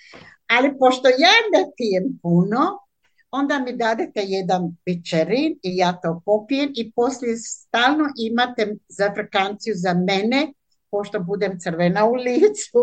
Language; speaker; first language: Croatian; native; Croatian